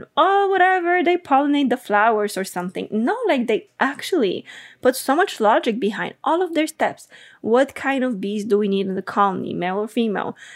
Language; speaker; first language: English; non-native, fluent; Bulgarian